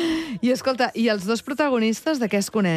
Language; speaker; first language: Catalan; native; Catalan